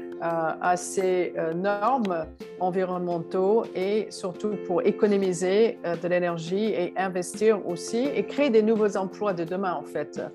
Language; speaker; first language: French; native; French